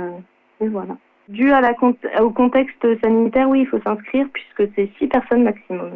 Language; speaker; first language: French; native; French